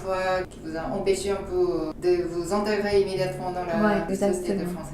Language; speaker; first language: French; non-native, fluent; Korean